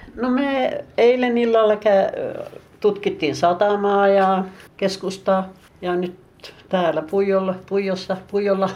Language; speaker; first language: Finnish; non-native, local second language; Swedish